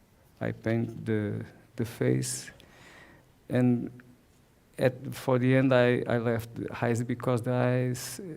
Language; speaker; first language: English; non-native, learner; Portuguese